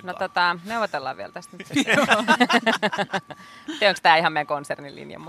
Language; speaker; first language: Finnish; native; Finnish